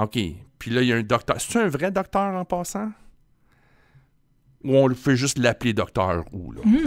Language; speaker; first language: French; native; French